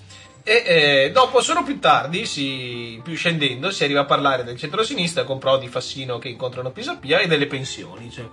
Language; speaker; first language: Italian; native; Italian